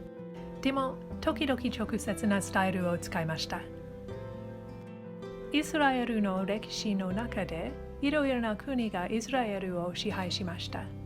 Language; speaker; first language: Japanese; non-native, learner; English